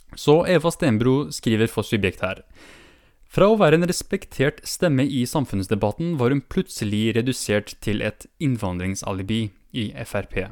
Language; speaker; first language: Norwegian; early bilingual, other home language; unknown